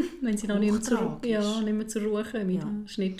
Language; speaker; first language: German; native; German